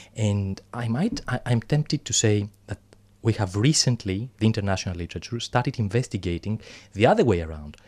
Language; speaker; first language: English; non-native, fluent; Greek